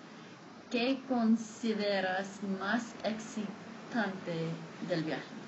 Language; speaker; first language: Spanish; non-native, fluent; English